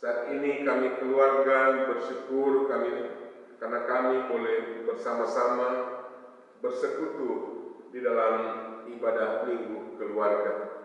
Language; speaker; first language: Indonesian; native; Indonesian